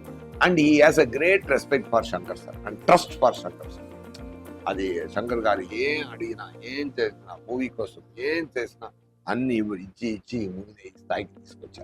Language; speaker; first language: Telugu; non-native, fluent; Tamil